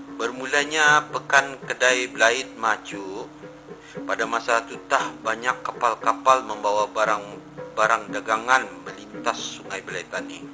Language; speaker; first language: Malay; native; Malay